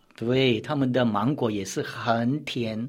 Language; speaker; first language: Chinese; early bilingual, heritage; Chinese